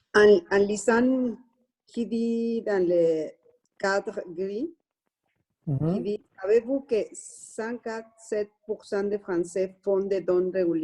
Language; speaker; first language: French; non-native, learner; Spanish